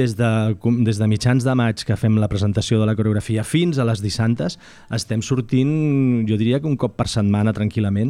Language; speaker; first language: Catalan; native; Catalan